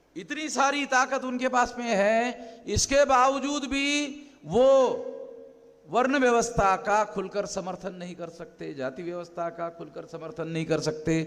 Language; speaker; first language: Hindi; non-native, local second language; Marathi